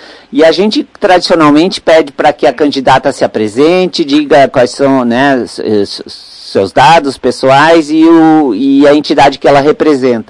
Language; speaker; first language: Portuguese; native; Portuguese